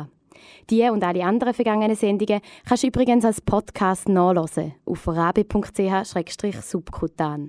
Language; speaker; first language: German; native; German